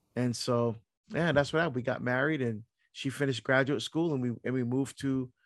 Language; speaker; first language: English; native; English